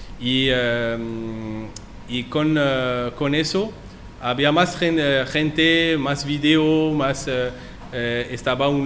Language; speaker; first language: Spanish; non-native, learner; French